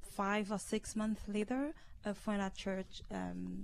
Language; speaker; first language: English; non-native, learner; Haitian Creole